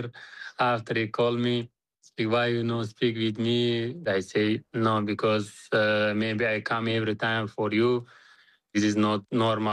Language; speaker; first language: English; non-native, learner; Uzbek